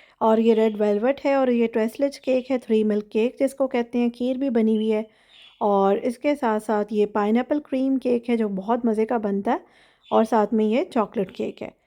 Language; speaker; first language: Urdu; native; Urdu